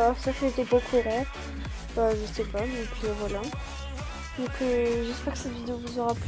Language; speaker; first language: French; native; French